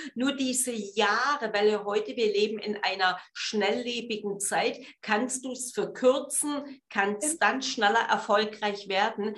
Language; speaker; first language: German; native; German